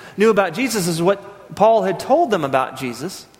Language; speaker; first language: English; native; English